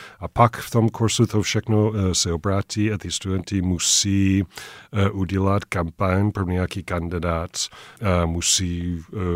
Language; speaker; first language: Czech; non-native, fluent; English